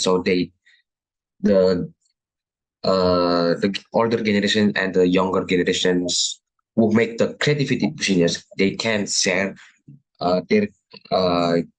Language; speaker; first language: English; non-native, learner; Indonesian